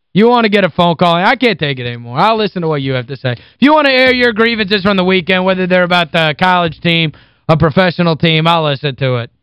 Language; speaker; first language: English; native; English